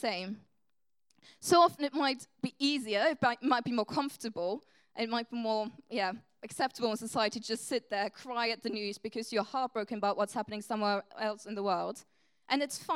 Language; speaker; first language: English; non-native, fluent; German